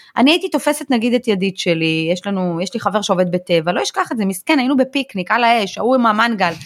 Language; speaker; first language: Hebrew; early bilingual, other home language; Russian